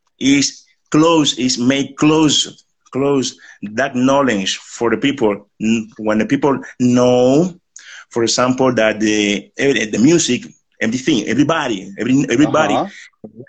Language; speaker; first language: English; non-native, learner; Spanish